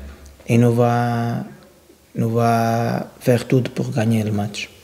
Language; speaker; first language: French; non-native, learner; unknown